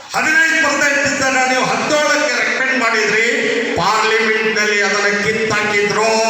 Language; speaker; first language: Kannada; non-native, local second language; Lambadi